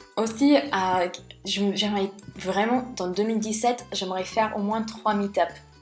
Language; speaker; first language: French; non-native, fluent; English